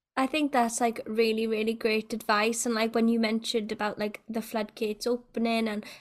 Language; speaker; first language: English; native; English